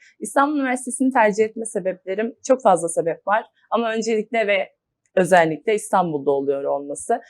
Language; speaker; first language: Turkish; native; Turkish